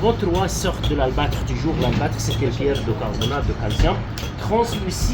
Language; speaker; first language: French; non-native, local second language; Arabic